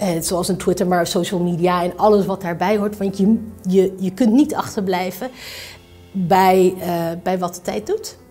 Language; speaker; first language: Dutch; early bilingual, other home language; Spanish